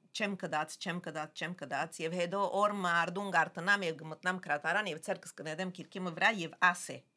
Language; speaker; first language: Armenian; early bilingual, heritage; Armenian